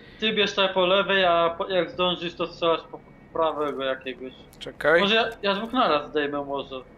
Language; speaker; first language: Polish; native; Polish